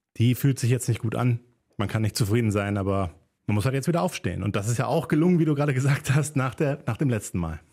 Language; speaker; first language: German; native; German